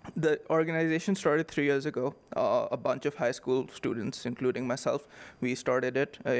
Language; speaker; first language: English; non-native, local second language; Urdu